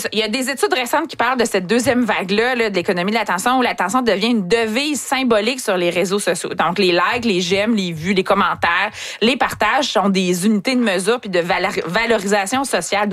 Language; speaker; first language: French; native; French